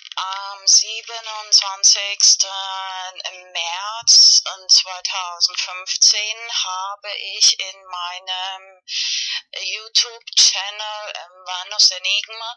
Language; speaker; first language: German; non-native, fluent; Spanish